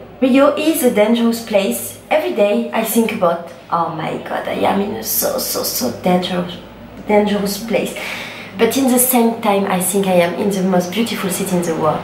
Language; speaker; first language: English; non-native, learner; French